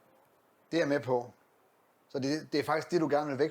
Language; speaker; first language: Danish; native; Danish